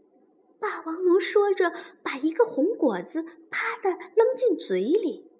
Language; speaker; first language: Chinese; native; Chinese